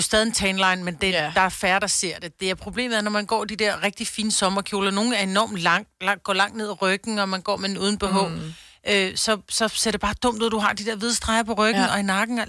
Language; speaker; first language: Danish; native; Danish